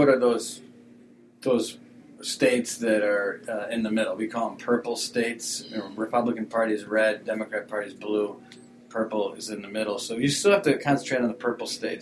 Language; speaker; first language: English; native; English